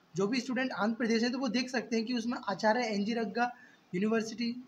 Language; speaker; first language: Hindi; native; Hindi